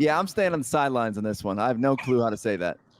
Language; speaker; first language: English; native; English